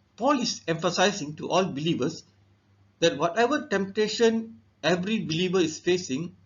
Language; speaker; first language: English; non-native, local second language; Tamil